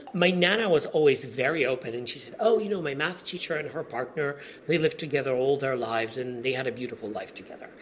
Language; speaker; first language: English; non-native, fluent; Polish